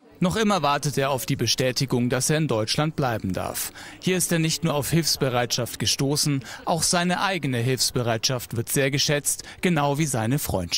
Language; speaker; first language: German; native; German